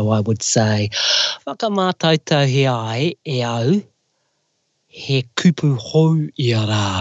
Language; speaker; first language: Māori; non-native, local second language; English